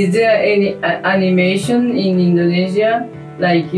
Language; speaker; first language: English; non-native, fluent; Japanese